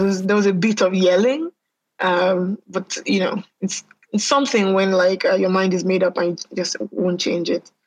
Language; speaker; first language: English; non-native, local second language; Yoruba